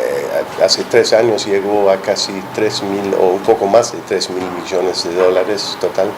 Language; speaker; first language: Spanish; non-native, fluent; English